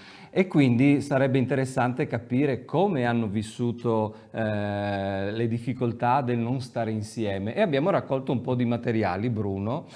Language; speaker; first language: Italian; native; Italian